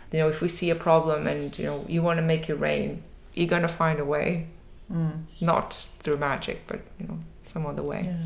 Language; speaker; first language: English; non-native, fluent; Portuguese